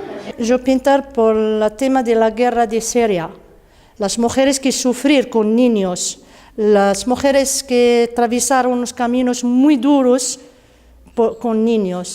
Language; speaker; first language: Spanish; non-native, learner; Arabic